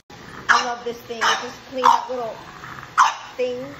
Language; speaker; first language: English; native; English